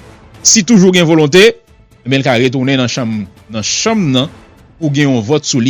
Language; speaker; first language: Haitian Creole; native; Haitian Creole